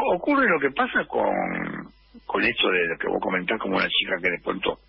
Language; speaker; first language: Spanish; native; Spanish